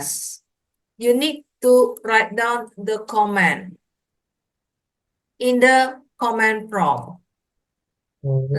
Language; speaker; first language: English; non-native, fluent; Indonesian